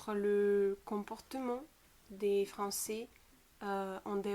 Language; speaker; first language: French; non-native, fluent; Bulgarian